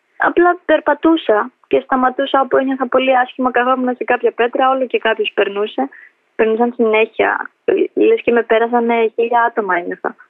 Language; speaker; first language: Greek; early bilingual, other home language; Albanian